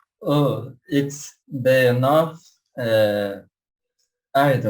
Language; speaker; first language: English; non-native, learner; Portuguese